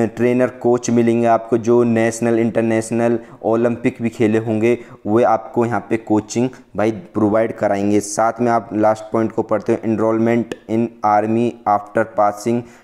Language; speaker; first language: Hindi; native; Hindi